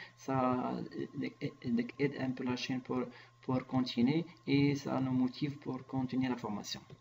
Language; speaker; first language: French; non-native, local second language; Arabic